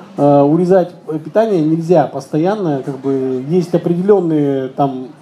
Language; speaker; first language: Russian; native; Russian